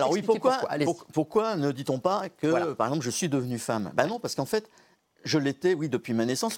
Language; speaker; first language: French; native; French